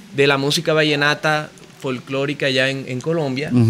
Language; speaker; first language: Spanish; native; Spanish